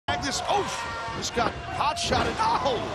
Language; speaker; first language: English; native; English